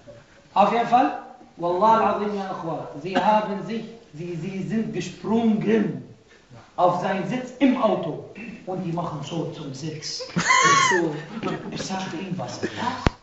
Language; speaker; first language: German; non-native, fluent; Arabic